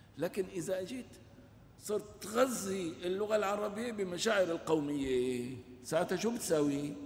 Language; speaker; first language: Arabic; non-native, local second language; Kurdish